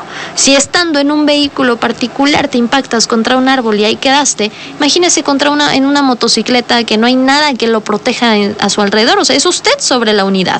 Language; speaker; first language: Spanish; native; Spanish